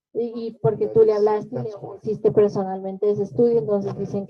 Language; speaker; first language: Spanish; native; Spanish